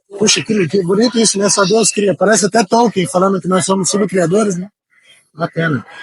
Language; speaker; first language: Portuguese; native; Portuguese